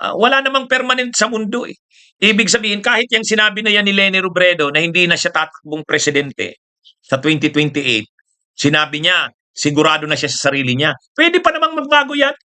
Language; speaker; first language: Filipino; non-native, local second language; Bikol